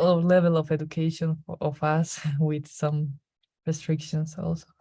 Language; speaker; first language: English; non-native, learner; Spanish